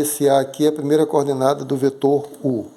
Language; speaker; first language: Portuguese; native; Portuguese